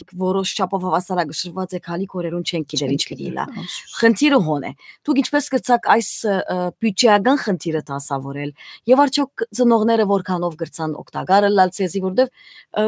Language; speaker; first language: Armenian; native; Armenian